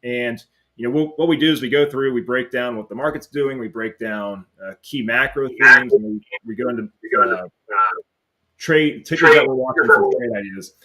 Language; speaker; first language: English; native; English